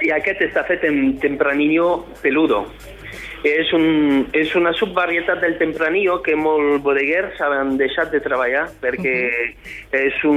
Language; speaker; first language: Catalan; non-native, fluent; French